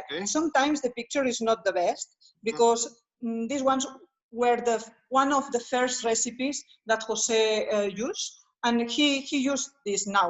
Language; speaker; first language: English; non-native, learner; Spanish